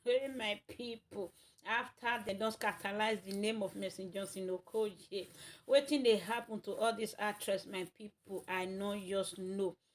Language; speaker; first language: Nigerian Pidgin; native; Nigerian Pidgin